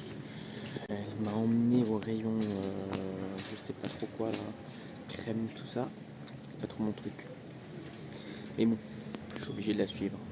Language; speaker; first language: French; native; French